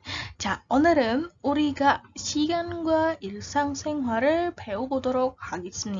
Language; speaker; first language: Korean; non-native, fluent; Indonesian